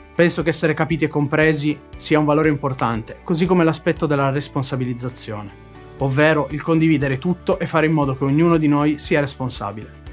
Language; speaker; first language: Italian; native; Italian